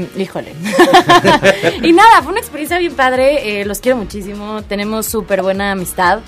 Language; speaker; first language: Spanish; native; Spanish